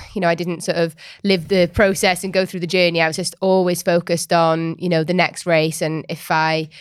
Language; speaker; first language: English; native; English